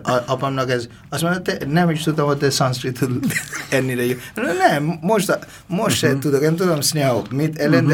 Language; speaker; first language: Hungarian; non-native, fluent; Bangla